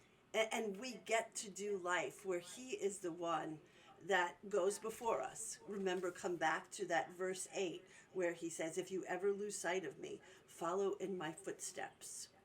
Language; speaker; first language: English; native; English